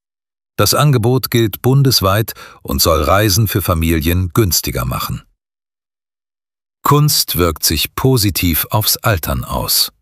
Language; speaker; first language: German; native; German